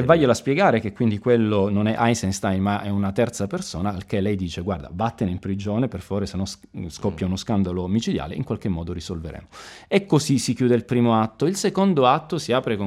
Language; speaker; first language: Italian; native; Italian